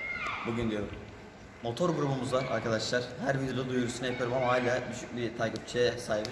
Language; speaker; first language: Turkish; native; Turkish